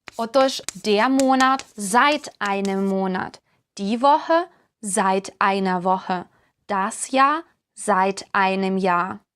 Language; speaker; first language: German; non-native, fluent; Ukrainian